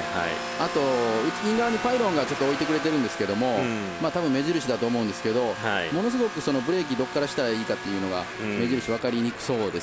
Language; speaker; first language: Japanese; native; Japanese